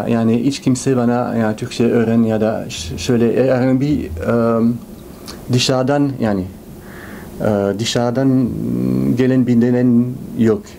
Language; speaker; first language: Turkish; non-native, fluent; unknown